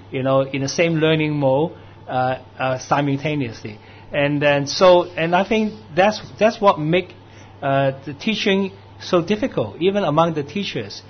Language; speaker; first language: English; non-native, local second language; Cantonese